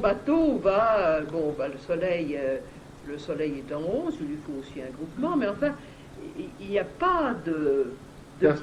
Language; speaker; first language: French; native; French